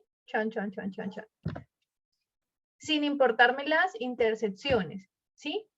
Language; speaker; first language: Spanish; native; Spanish